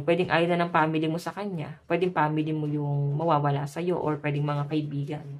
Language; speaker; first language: Filipino; native; Filipino